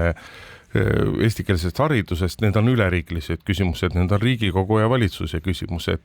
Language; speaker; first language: Estonian; native; Estonian